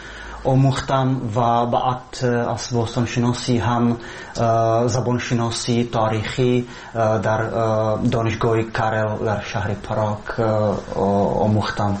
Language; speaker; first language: Persian; non-native, fluent; Czech